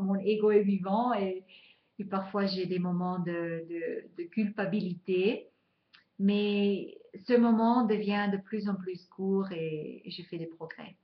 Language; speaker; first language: French; non-native, fluent; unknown